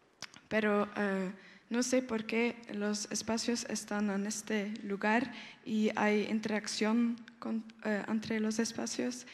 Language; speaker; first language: Spanish; non-native, learner; French